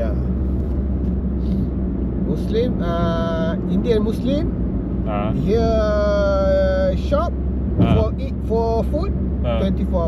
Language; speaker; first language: English; non-native, learner; Malay